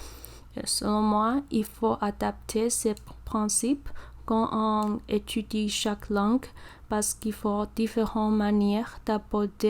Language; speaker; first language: French; non-native, learner; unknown